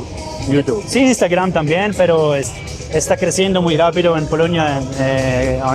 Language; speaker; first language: Spanish; non-native, learner; Polish